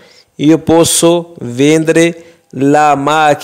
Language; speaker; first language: Italian; non-native, fluent; Punjabi